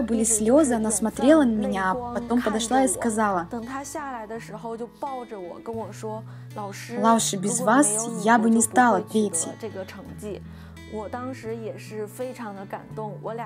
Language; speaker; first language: Russian; non-native, fluent; Chinese